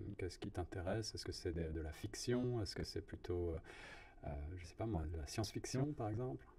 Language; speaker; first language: French; native; French